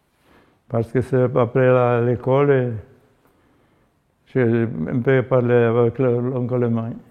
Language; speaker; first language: French; non-native, learner; Polish